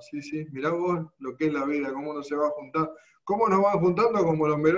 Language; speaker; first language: Spanish; native; Spanish